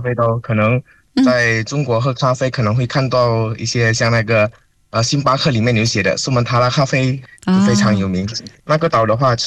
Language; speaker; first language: Chinese; non-native, fluent; Indonesian